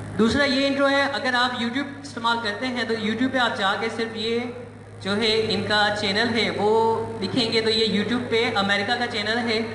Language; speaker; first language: Urdu; non-native, local second language; Sindhi